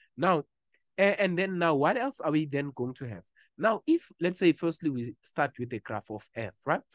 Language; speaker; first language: English; non-native, local second language; Zulu